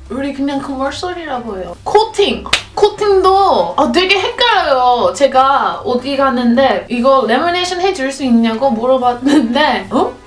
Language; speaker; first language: Korean; non-native, fluent; English